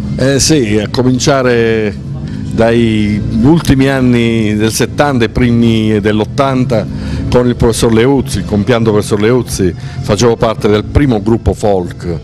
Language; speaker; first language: Italian; native; Italian